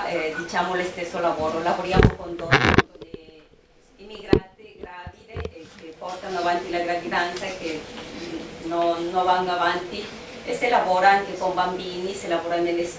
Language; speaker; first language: Italian; non-native, fluent; Spanish